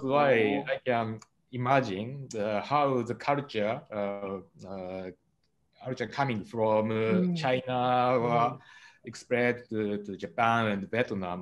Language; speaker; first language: English; non-native, learner; Japanese